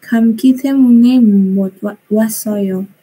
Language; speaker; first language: Korean; non-native, learner; Indonesian